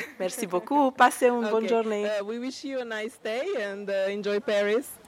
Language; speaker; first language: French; non-native, learner; Hungarian